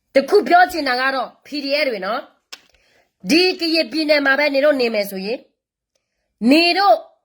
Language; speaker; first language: Burmese; non-native, local second language; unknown